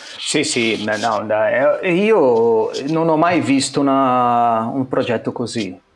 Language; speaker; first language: Italian; non-native, fluent; Portuguese